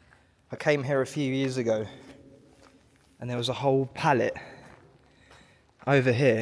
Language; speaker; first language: English; native; English